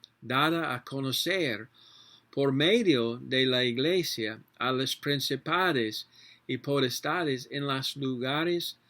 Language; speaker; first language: Spanish; non-native, learner; English